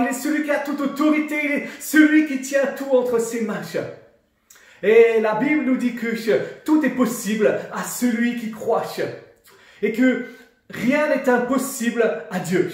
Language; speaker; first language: French; native; French